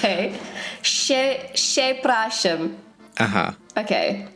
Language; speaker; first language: Polish; non-native, learner; English